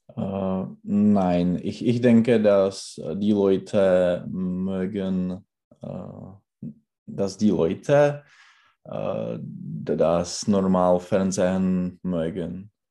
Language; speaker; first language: German; non-native, learner; Czech